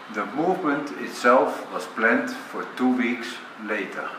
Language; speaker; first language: English; non-native, fluent; Dutch